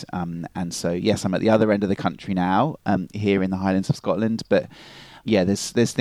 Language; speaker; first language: English; native; English